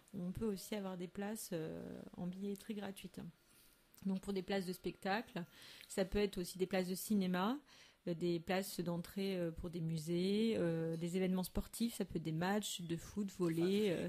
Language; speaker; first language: French; native; French